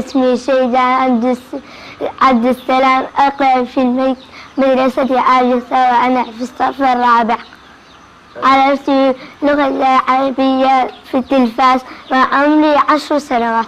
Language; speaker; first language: Arabic; non-native, local second language; Central Kurdish